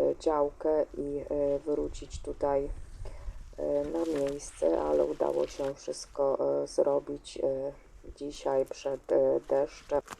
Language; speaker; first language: Polish; native; Polish